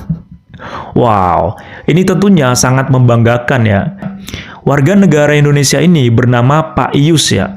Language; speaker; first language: Indonesian; native; Indonesian